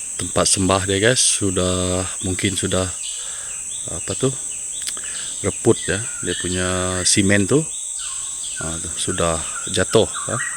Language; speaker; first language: Malay; non-native, local second language; Iban